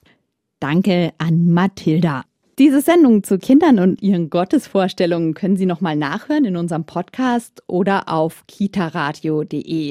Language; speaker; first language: German; native; German